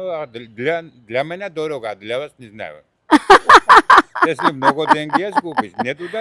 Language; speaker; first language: Russian; non-native, local second language; Georgian